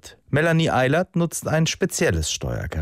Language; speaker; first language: German; native; German